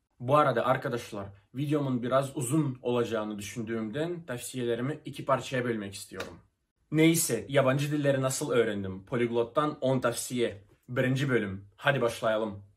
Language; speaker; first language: Turkish; non-native, fluent; Russian